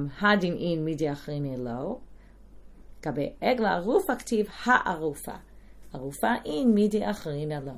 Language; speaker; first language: Hebrew; non-native, fluent; English